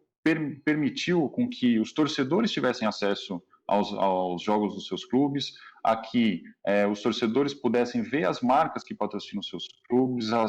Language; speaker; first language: Portuguese; native; Portuguese